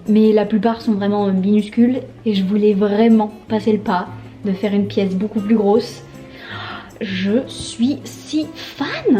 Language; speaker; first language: French; native; French